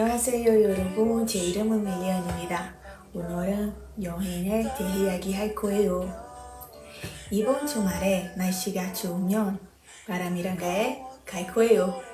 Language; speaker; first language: Korean; non-native, learner; Portuguese